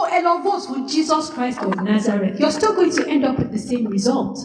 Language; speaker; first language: English; non-native, local second language; Yoruba